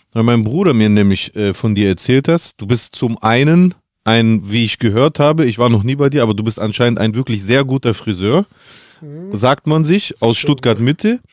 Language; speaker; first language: German; early bilingual, other home language; Greek